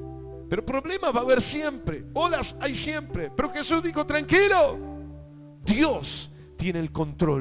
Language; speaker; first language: Spanish; native; Spanish